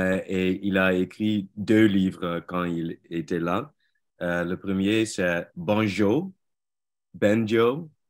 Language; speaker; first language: French; non-native, learner; Dutch